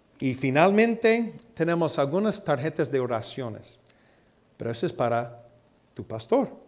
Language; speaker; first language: Spanish; non-native, fluent; English